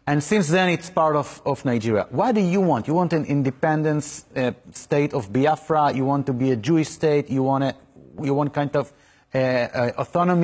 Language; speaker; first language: English; non-native, fluent; Hebrew